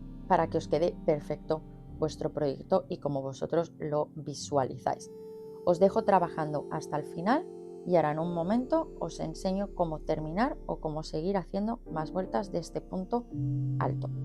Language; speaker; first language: Spanish; native; Spanish